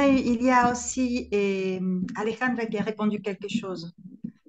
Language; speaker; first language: French; non-native, fluent; Spanish